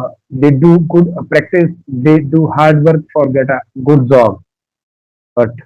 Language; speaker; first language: English; non-native, learner; Hindi